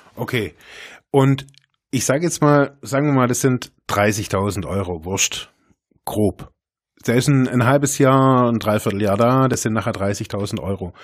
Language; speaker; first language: German; native; German